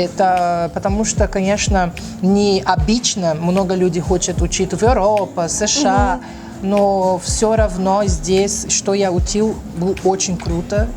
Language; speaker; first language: Russian; non-native, learner; Portuguese